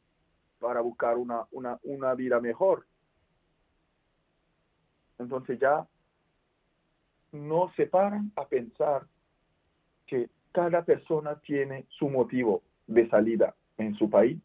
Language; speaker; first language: Spanish; non-native, fluent; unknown